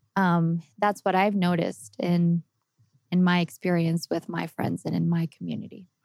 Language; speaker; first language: English; non-native, fluent; Spanish